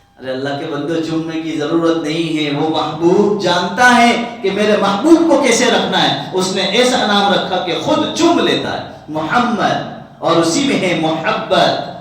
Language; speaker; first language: Urdu; non-native, local second language; Gujarati